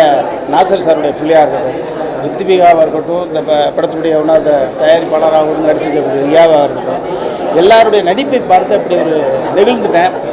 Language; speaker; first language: Tamil; native; Tamil